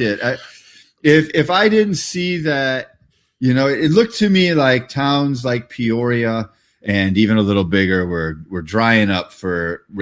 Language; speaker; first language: English; native; English